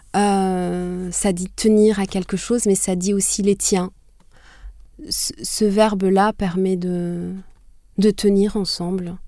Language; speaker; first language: French; non-native, local second language; Kinyarwanda